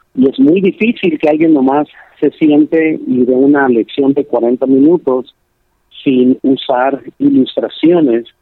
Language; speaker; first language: Spanish; early bilingual, heritage; Spanish